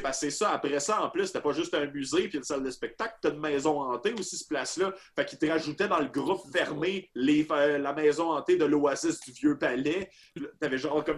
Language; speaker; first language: French; native; French